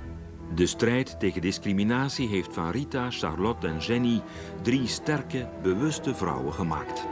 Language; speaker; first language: Dutch; native; Dutch